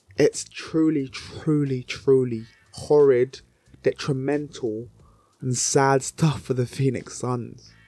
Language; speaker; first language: English; native; English